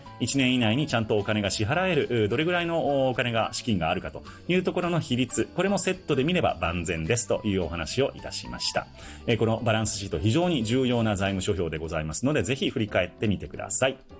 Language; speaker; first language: Japanese; native; Japanese